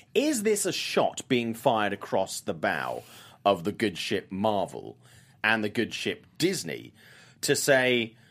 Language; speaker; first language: English; native; English